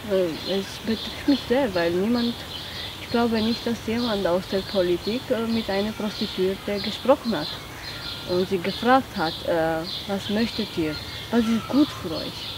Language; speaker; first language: German; non-native, fluent; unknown